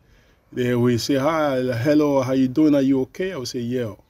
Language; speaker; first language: English; non-native, learner; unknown